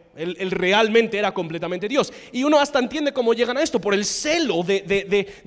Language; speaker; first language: Spanish; non-native, fluent; English